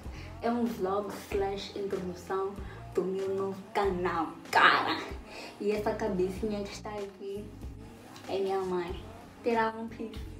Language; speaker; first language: Portuguese; early bilingual, heritage; Portuguese